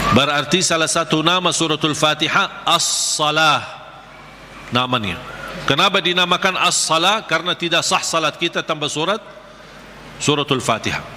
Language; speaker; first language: Malay; non-native, fluent; Arabic